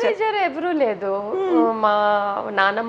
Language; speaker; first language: Telugu; non-native, local second language; Tamil